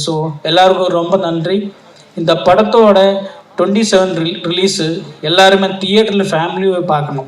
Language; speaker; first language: Tamil; non-native, learner; Malayalam